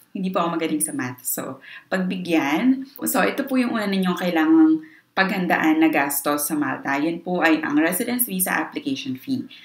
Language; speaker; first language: Filipino; native; Filipino